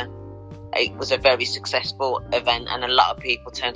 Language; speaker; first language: English; native; English